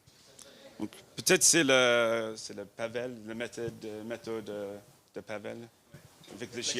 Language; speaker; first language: French; non-native, learner; English